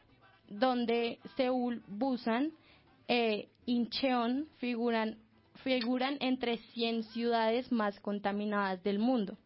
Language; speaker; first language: Spanish; native; Spanish